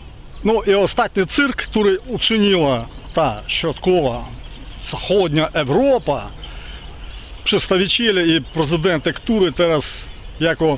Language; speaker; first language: Polish; non-native, fluent; Ukrainian